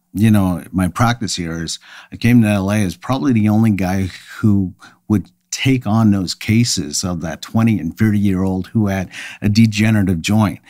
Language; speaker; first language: English; native; English